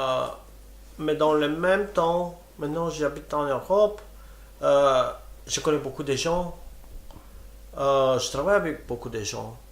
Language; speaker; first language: French; non-native, fluent; Romany